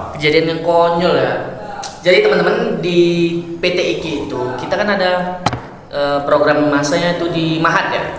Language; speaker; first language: Indonesian; native; Indonesian